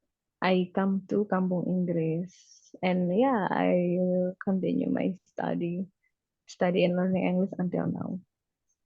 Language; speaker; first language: English; non-native, learner; Indonesian